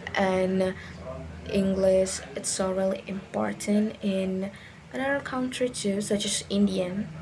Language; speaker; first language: English; non-native, learner; Indonesian